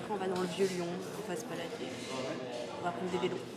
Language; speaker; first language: French; native; French